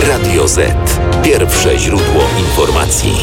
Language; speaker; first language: Polish; native; Polish